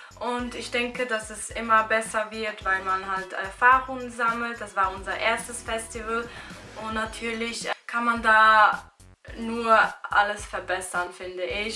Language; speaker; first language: German; early bilingual, other home language; Albanian